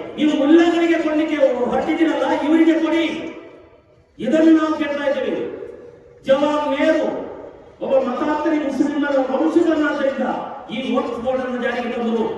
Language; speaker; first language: Kannada; non-native, local second language; Kodava